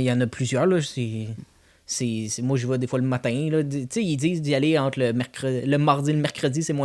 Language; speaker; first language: French; native; French